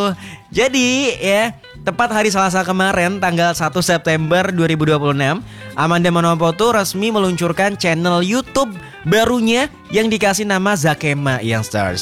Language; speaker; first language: Indonesian; native; Indonesian